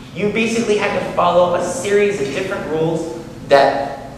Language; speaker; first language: English; native; English